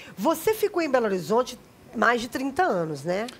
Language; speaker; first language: Portuguese; native; Portuguese